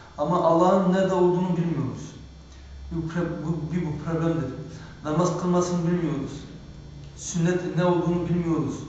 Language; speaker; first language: Turkish; early bilingual, heritage; Turkish